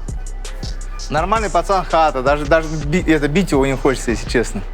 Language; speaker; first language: Russian; native; Russian